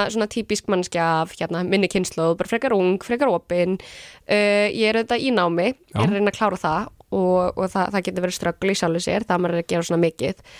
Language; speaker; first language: Icelandic; early bilingual, other home language; Kurdish